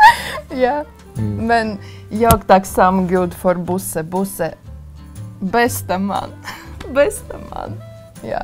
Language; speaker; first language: Swedish; non-native, learner; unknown